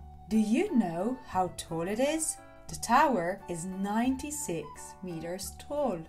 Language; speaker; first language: English; non-native, fluent; Italian